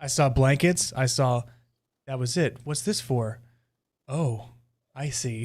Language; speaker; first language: English; native; English